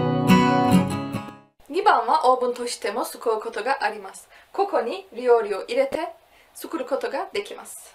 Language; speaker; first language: Japanese; non-native, learner; Turkish